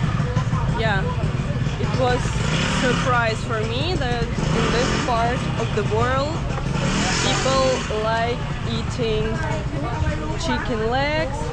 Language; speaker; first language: English; non-native, fluent; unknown